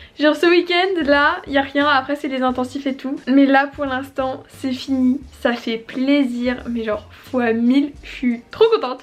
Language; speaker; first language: French; native; French